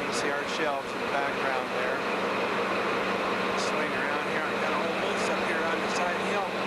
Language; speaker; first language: English; native; English